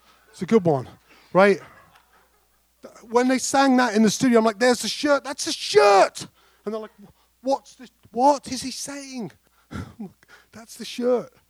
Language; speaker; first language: English; native; English